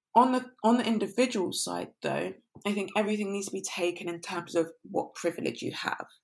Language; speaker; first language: English; native; English